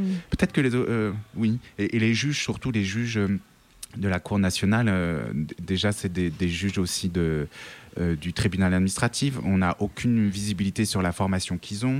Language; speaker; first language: French; native; French